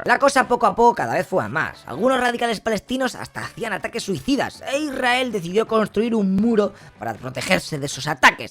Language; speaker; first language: Spanish; native; Spanish